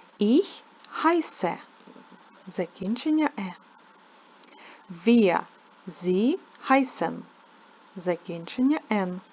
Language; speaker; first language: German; non-native, fluent; Ukrainian